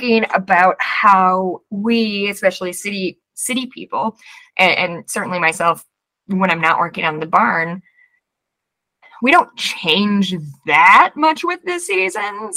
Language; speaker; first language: English; native; English